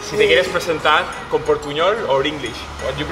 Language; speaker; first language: Spanish; native; Spanish